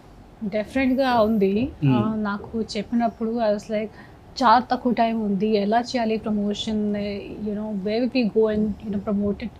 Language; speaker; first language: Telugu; non-native, fluent; Hindi